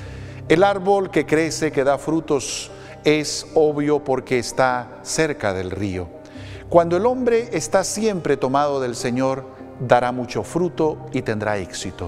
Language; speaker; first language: Spanish; native; Spanish